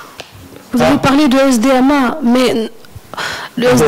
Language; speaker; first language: French; non-native, local second language; Arabic